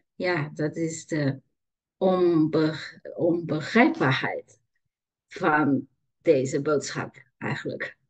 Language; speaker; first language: Dutch; non-native, learner; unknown